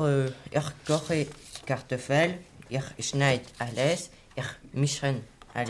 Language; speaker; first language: German; non-native, learner; French